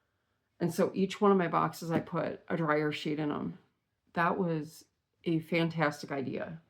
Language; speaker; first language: English; native; English